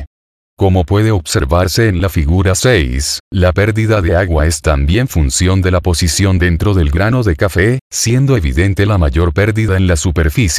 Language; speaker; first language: Spanish; native; Spanish